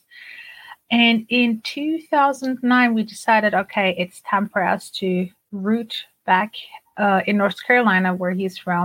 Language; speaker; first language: English; non-native, fluent; Turkish